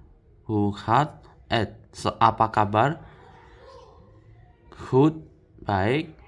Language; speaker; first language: Dutch; non-native, learner; Indonesian